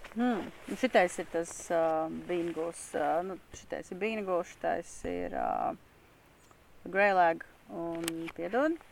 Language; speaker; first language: Latvian; native; Latvian